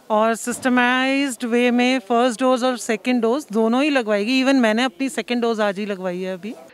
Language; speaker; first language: Hindi; native; Hindi